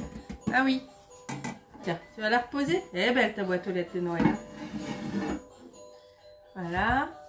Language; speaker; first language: French; native; French